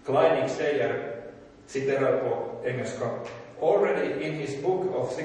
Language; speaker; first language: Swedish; non-native, local second language; Finnish